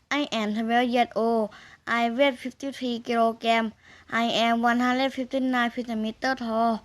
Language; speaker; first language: English; non-native, learner; Thai